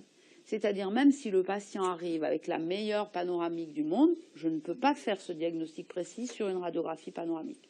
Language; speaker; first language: French; native; French